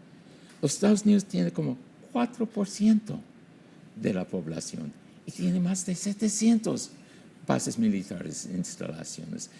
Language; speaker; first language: Spanish; non-native, fluent; English